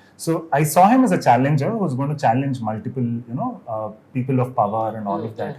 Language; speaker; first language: English; non-native, local second language; Kannada